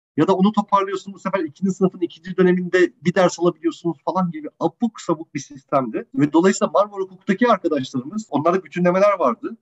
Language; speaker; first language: Turkish; native; Turkish